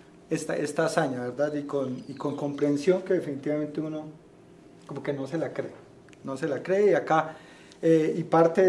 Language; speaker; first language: Spanish; native; Spanish